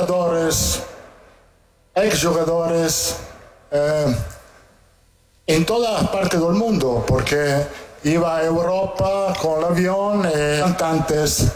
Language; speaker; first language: Portuguese; non-native, fluent; Italian